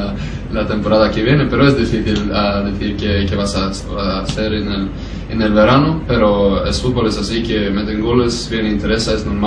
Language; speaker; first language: Spanish; non-native, fluent; Norwegian